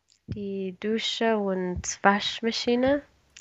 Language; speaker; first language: German; non-native, learner; Spanish